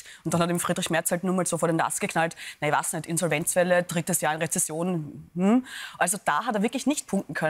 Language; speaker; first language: German; native; German